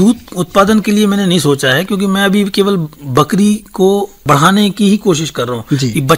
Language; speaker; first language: Hindi; native; Hindi